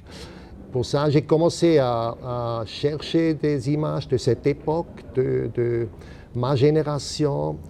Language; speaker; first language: French; non-native, fluent; German